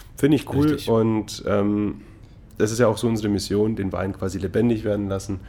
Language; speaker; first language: German; non-native, fluent; Italian